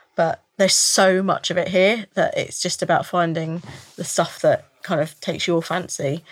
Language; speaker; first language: English; native; English